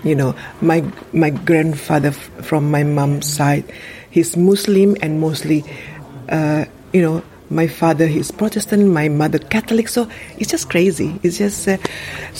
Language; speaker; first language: English; non-native, fluent; Indonesian